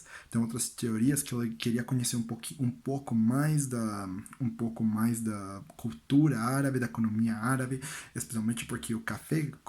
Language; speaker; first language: Portuguese; non-native, learner; Spanish